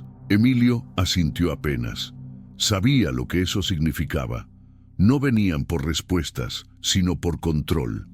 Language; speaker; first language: Spanish; native; Spanish